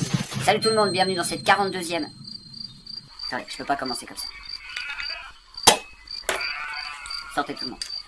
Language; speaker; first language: French; native; French